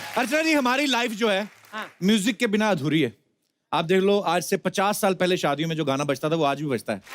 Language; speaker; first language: Hindi; non-native, local second language; Punjabi